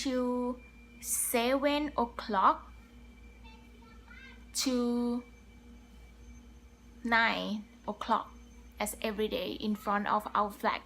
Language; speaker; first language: English; non-native, learner; Thai